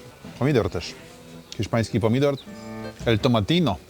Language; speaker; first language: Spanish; non-native, learner; Polish